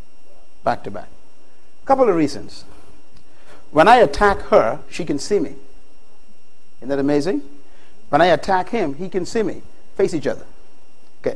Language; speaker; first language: English; native; English